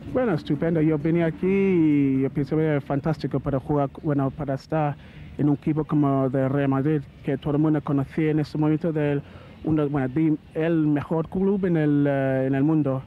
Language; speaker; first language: Spanish; non-native, learner; English